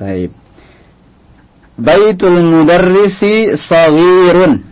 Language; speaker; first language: Arabic; non-native, fluent; Indonesian